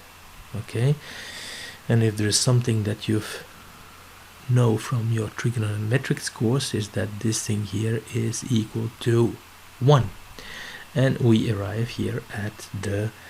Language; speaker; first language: English; non-native, fluent; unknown